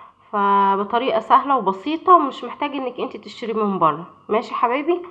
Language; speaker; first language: Arabic; native; Arabic